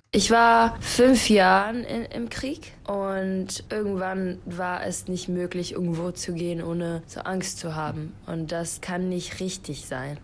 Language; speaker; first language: German; non-native, fluent; Arabic